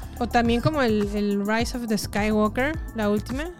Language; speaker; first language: Spanish; native; Spanish